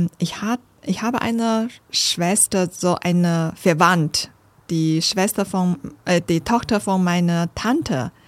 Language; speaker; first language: German; non-native, fluent; Chinese